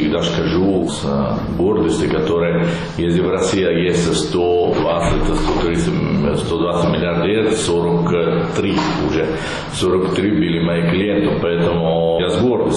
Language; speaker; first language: Russian; non-native, learner; Italian